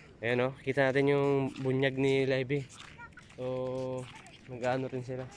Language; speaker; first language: Filipino; native; Filipino